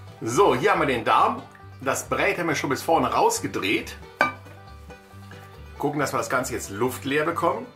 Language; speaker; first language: German; native; German